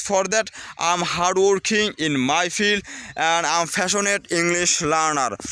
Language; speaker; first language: English; non-native, learner; Bangla